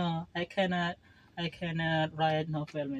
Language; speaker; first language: English; non-native, learner; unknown